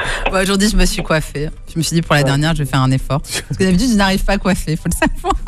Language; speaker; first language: French; native; French